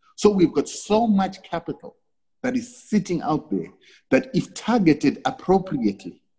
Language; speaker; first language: English; non-native, local second language; Shona